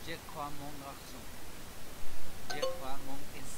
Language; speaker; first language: French; non-native, learner; Spanish